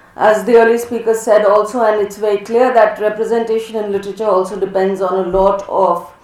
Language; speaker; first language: English; non-native, local second language; Hindi